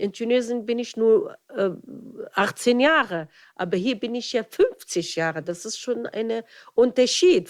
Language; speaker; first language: German; non-native, fluent; Arabic